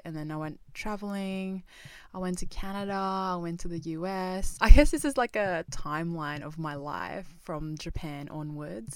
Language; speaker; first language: English; non-native, fluent; Japanese